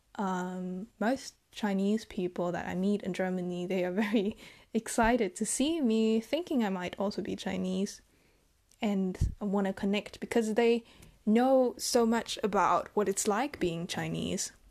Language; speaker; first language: English; non-native, fluent; Vietnamese